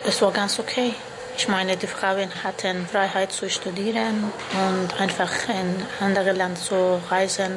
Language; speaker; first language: German; non-native, fluent; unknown